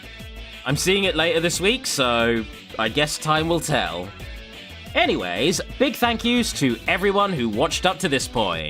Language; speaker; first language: English; native; English